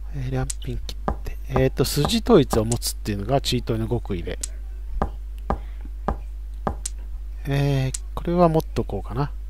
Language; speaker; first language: Japanese; native; Japanese